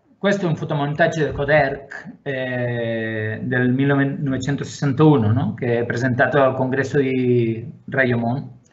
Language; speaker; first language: Italian; non-native, fluent; Catalan